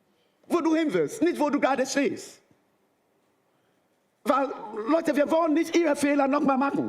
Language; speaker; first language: German; non-native, fluent; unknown